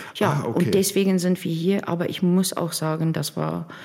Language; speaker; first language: German; non-native, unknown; English